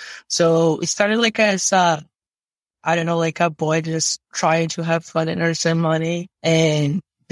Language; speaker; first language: English; non-native, fluent; Portuguese